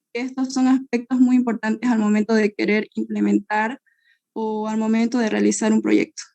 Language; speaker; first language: Spanish; native; Spanish